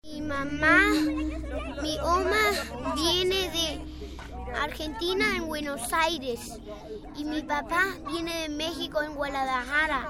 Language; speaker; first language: Spanish; early bilingual, heritage; Spanish